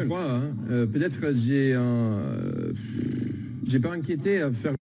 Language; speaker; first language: French; non-native, learner; English